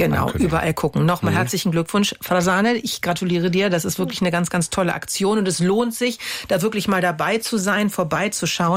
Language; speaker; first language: German; native; German